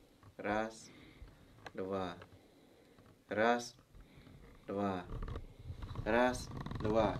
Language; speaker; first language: Russian; non-native, learner; Thai